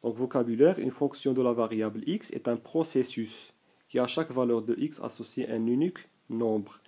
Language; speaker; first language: French; non-native, local second language; Arabic